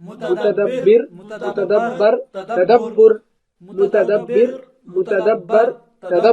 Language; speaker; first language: Arabic; non-native, learner; Urdu